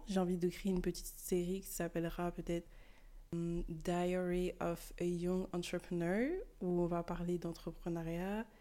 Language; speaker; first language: French; early bilingual, other home language; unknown